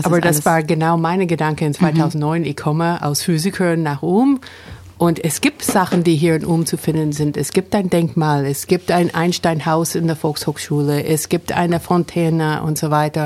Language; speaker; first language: German; non-native, fluent; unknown